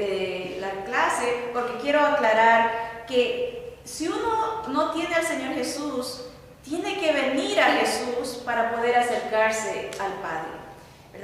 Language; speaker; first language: Spanish; native; Spanish